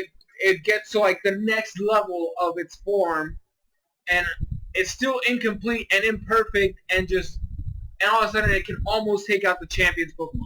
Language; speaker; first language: English; native; English